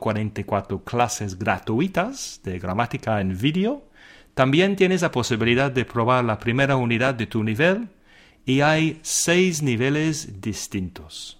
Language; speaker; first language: Spanish; non-native, fluent; English